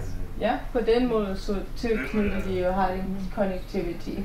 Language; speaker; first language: Danish; non-native, fluent; German